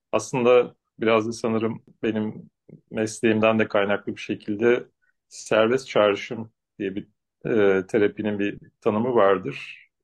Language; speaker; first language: Turkish; native; Turkish